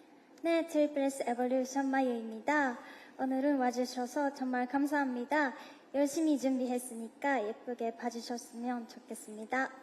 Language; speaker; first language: Korean; non-native, fluent; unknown